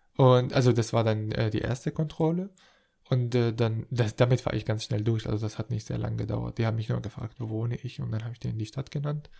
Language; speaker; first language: German; non-native, fluent; Arabic